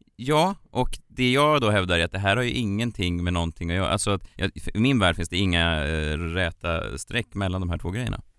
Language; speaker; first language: Swedish; native; Swedish